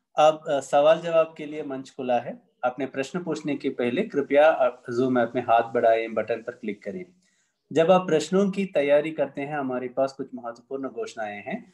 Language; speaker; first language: Hindi; non-native, local second language; Tamil